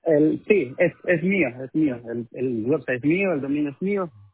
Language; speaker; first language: Spanish; early bilingual, heritage; Spanish